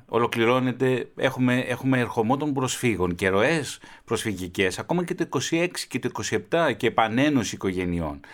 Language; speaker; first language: Greek; native; Greek